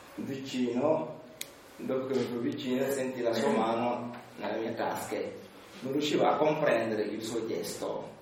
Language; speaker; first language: Italian; non-native, fluent; Wolof